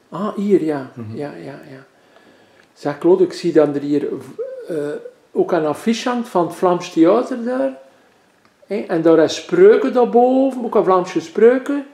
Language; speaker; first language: Dutch; native; Dutch